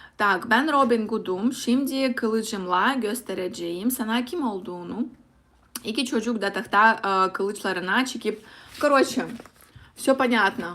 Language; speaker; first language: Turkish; non-native, learner; Russian